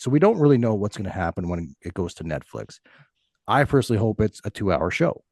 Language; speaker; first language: English; native; English